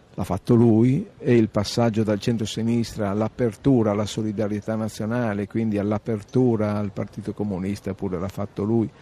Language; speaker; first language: Italian; native; Italian